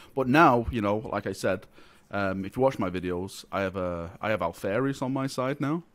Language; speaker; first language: English; native; English